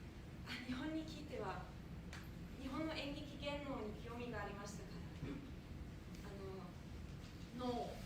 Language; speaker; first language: Japanese; non-native, fluent; German